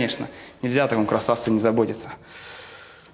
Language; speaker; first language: Russian; native; Russian